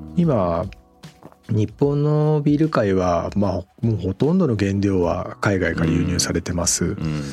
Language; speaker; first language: Japanese; native; Japanese